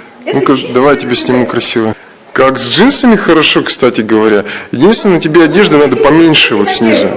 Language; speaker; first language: Russian; native; Russian